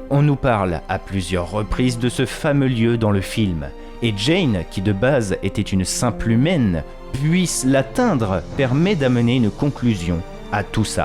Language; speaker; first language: French; native; French